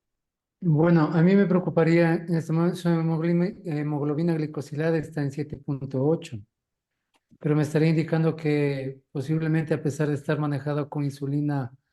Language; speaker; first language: Spanish; native; Spanish